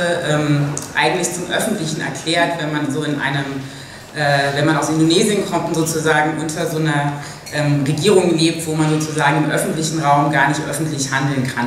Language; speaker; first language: German; native; German